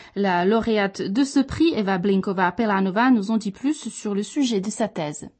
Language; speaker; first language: French; native; French